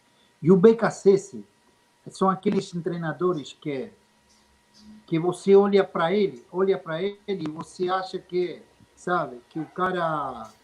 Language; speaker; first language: Portuguese; non-native, fluent; Spanish